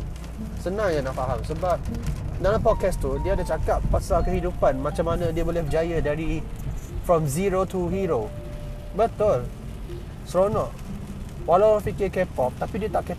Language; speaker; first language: English; non-native, local second language; Malay